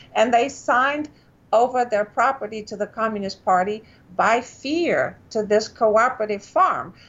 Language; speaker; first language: English; non-native, fluent; Romanian